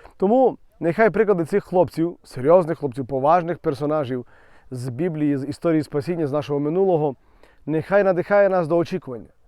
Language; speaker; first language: Ukrainian; native; Ukrainian